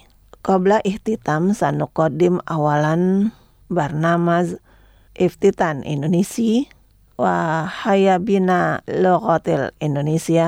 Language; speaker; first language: Arabic; non-native, learner; Indonesian